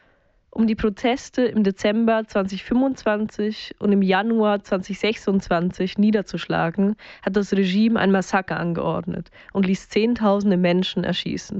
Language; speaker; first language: German; native; German